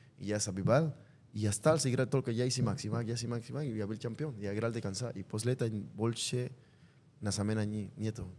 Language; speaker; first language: Russian; non-native, learner; Spanish